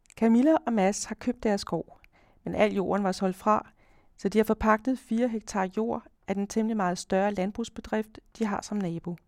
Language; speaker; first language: Danish; native; Danish